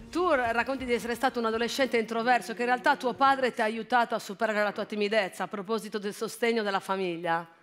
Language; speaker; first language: Italian; native; Italian